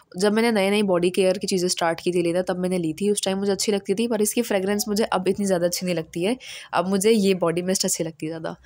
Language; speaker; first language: Urdu; native; Urdu